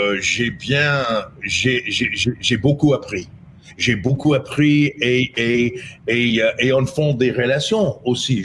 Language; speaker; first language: French; non-native, fluent; English